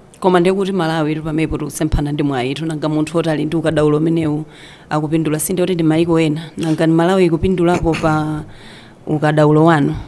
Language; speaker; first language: Nyanja; native; Nyanja